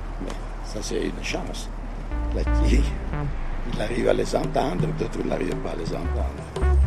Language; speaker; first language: French; non-native, fluent; Italian